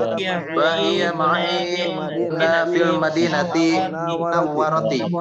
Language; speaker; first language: Arabic; non-native, learner; Indonesian